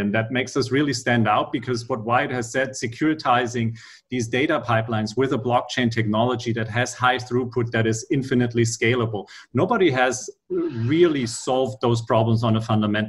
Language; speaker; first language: English; non-native, fluent; German